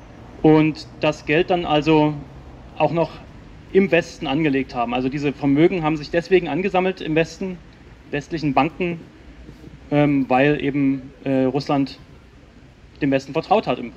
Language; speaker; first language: German; native; German